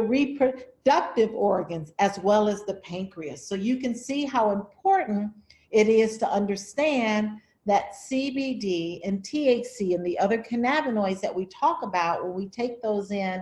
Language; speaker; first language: English; native; English